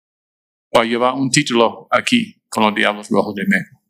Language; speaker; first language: Spanish; non-native, fluent; English